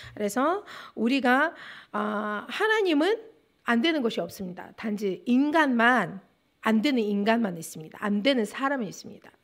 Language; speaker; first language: Korean; non-native, fluent; Russian